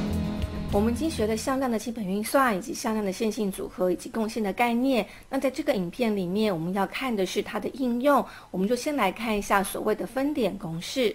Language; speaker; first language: Chinese; native; Chinese